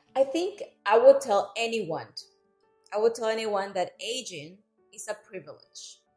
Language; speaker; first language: English; non-native, fluent; Spanish